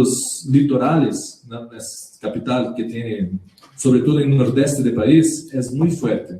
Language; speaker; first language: Spanish; non-native, learner; Portuguese